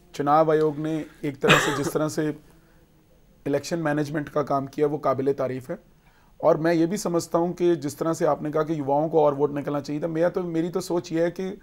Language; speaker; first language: Hindi; native; Hindi